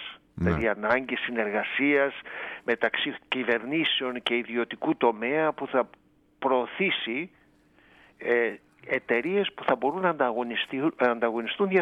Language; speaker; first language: Greek; native; Greek